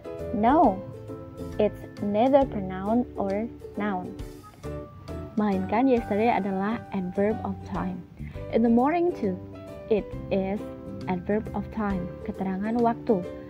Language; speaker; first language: English; non-native, fluent; Indonesian